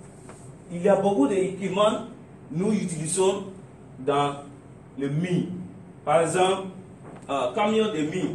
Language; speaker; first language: French; non-native, learner; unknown